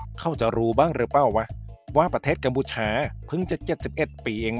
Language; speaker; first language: Thai; native; Thai